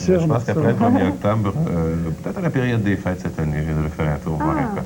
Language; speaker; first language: French; native; French